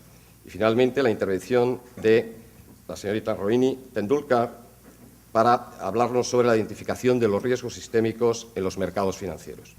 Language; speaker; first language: Spanish; native; Spanish